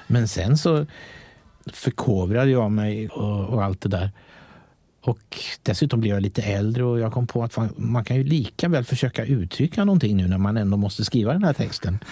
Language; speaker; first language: Swedish; native; Swedish